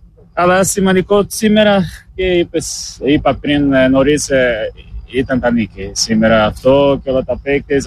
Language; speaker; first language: Greek; non-native, learner; Portuguese